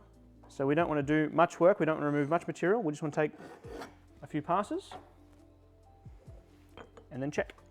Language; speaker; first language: English; native; English